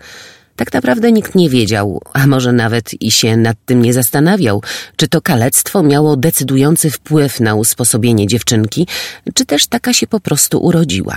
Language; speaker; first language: Polish; native; Polish